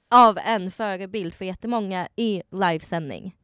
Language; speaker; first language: Swedish; early bilingual, other home language; Russian